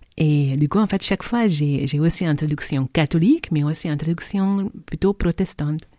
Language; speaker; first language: French; non-native, fluent; Hungarian